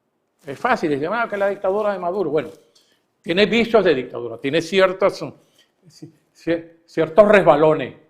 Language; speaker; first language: Spanish; native; Spanish